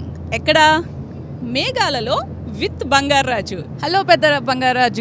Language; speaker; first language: Telugu; native; Telugu